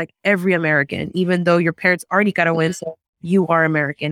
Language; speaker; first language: English; native; English